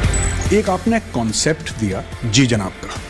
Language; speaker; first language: Hindi; native; Hindi